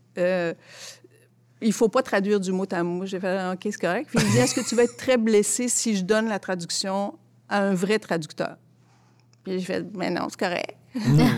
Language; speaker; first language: French; early bilingual, other home language; Arabic